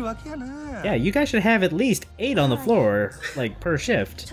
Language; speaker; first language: English; native; English